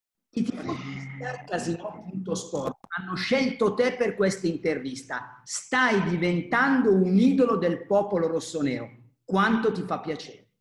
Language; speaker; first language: Italian; native; Italian